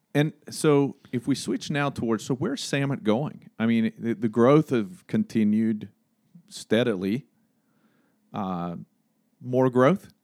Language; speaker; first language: English; non-native, fluent; Swedish